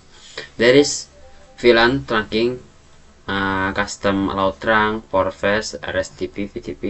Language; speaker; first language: English; non-native, learner; Indonesian